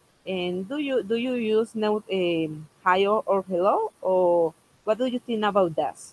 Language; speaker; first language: English; non-native, local second language; Spanish